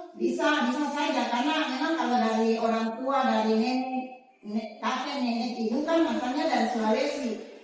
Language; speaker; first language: Indonesian; native; Indonesian